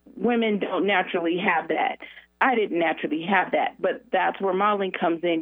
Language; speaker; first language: English; native; English